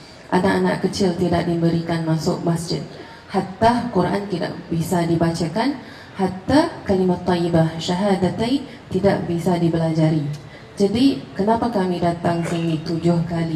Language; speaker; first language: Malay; non-native, fluent; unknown